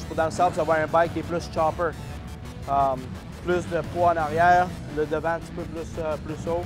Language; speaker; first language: French; native; French